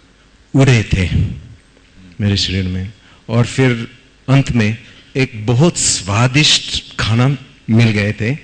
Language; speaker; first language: Hindi; non-native, learner; English